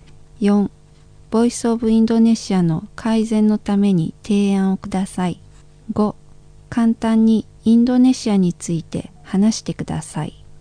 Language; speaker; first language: Japanese; non-native, learner; Indonesian